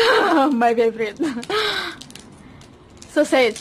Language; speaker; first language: English; non-native, learner; Indonesian